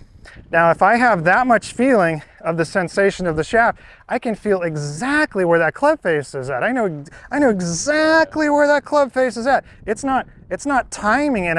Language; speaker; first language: English; native; English